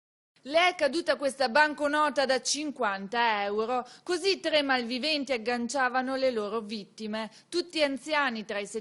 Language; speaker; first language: Italian; native; Italian